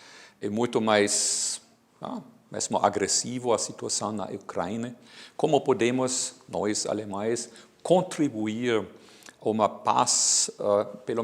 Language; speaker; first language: Portuguese; non-native, fluent; German